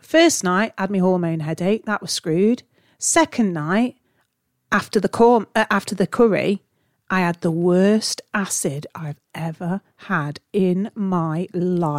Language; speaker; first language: English; native; English